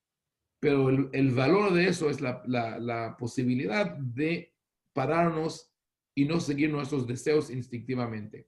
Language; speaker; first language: Spanish; non-native, fluent; Hebrew